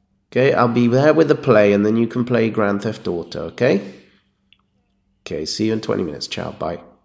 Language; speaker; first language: English; native; English